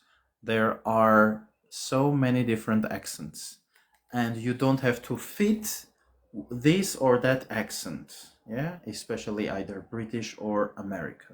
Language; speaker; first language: English; non-native, fluent; Armenian